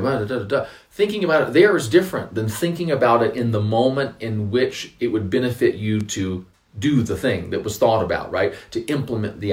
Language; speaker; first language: English; native; English